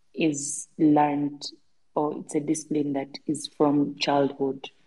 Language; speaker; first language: English; non-native, local second language; Ganda